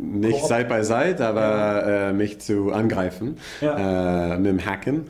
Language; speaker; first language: German; non-native, learner; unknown